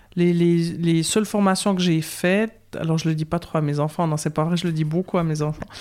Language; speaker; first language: French; native; French